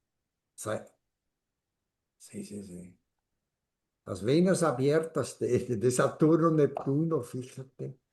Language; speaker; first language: Spanish; non-native, fluent; German